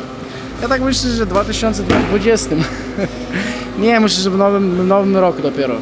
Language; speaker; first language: Polish; non-native, fluent; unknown